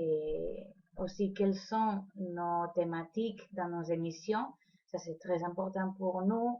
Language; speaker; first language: French; non-native, fluent; Spanish